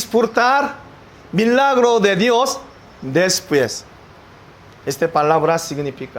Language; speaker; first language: Spanish; non-native, learner; Korean